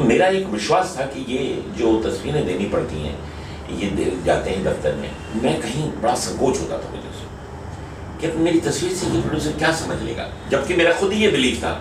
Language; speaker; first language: Hindi; native; Hindi